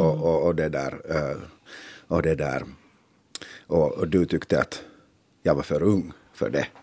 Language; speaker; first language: Swedish; non-native, local second language; Finnish